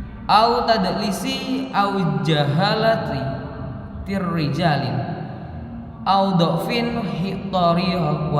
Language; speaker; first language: Arabic; non-native, learner; Indonesian